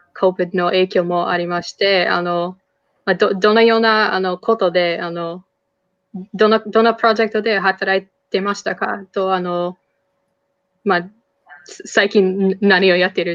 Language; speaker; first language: Japanese; non-native, fluent; English